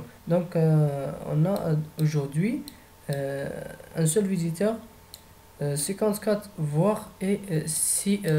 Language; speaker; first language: French; non-native, fluent; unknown